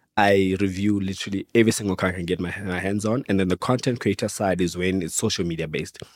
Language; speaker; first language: English; non-native, local second language; Venda